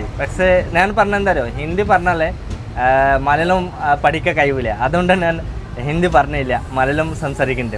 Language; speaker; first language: Malayalam; non-native, learner; Bangla